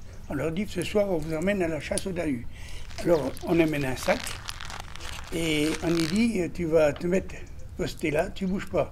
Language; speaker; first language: French; native; French